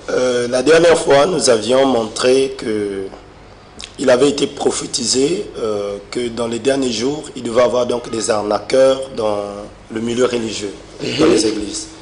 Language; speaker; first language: French; non-native, local second language; Lingala